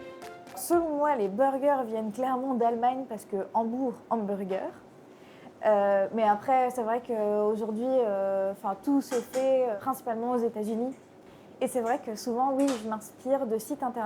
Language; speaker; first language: French; native; French